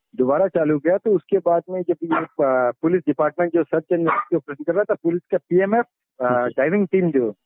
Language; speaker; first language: Hindi; native; Hindi